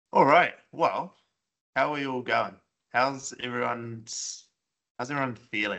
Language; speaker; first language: English; native; English